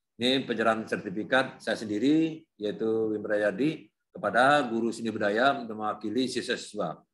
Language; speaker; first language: Indonesian; native; Indonesian